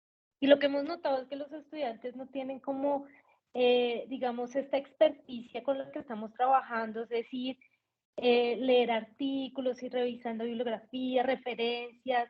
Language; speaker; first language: Spanish; native; Spanish